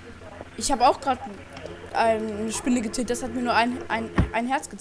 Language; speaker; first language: German; early bilingual, other home language; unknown